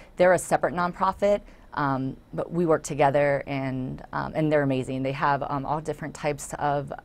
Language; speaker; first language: English; native; English